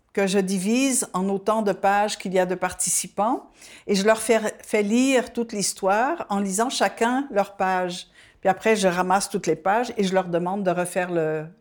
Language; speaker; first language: French; non-native, fluent; Dutch